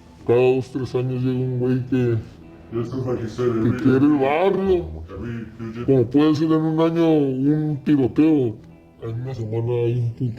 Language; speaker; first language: Spanish; native; Spanish